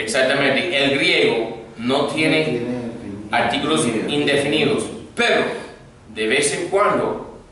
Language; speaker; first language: Spanish; non-native, fluent; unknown